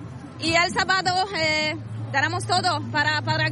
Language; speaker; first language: Spanish; non-native, learner; Polish